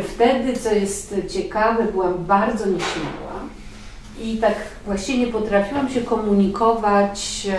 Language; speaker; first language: Polish; native; Polish